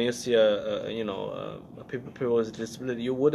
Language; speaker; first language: English; non-native, fluent; Chinese